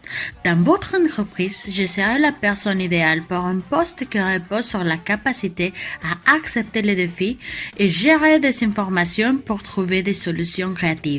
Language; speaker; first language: French; non-native, fluent; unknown